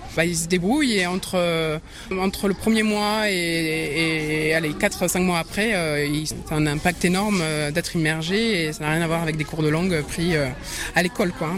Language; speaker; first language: French; native; French